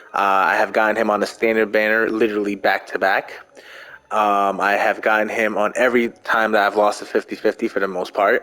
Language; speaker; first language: English; native; English